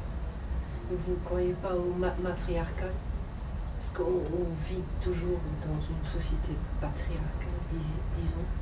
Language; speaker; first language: French; non-native, fluent; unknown